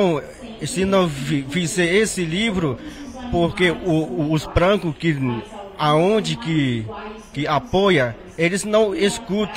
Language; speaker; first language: Portuguese; non-native, local second language; Yanomámi